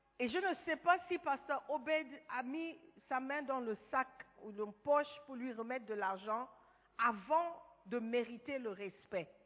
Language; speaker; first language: French; non-native, fluent; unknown